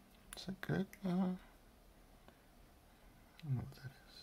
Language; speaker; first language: English; native; English